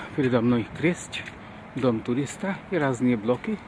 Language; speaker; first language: Russian; non-native, fluent; Bangla